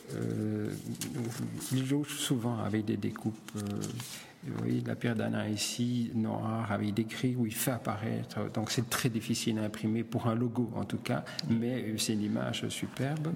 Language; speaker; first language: French; native; French